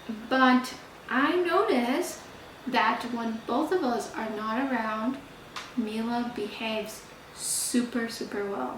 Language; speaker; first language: English; non-native, fluent; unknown